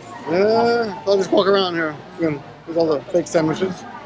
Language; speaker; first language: English; native; English